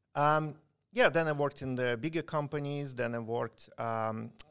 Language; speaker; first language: English; non-native, fluent; Ukrainian